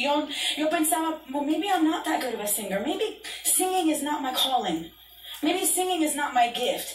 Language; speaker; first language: English; early bilingual, other home language; Spanish